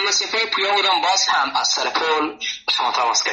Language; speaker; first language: Persian; native; Persian